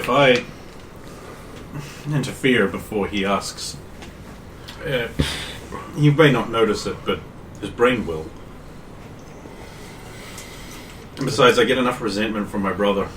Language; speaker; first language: English; native; English